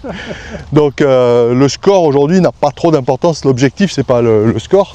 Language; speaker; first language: French; native; French